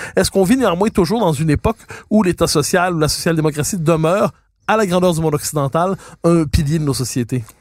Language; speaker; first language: French; native; French